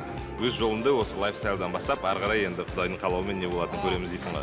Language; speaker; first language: Kazakh; native; Kazakh